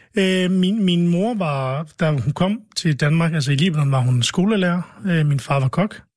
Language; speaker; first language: Danish; early bilingual, other home language; Arabic